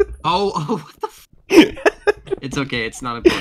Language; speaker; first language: English; native; English